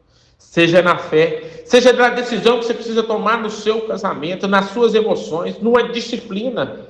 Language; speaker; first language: Portuguese; native; Portuguese